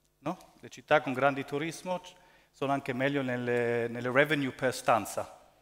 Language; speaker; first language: Italian; early bilingual, heritage; German